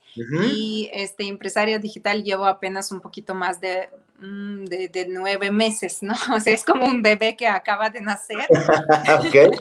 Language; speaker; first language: Spanish; non-native, fluent; Ukrainian